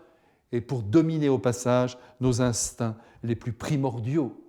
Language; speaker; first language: French; native; French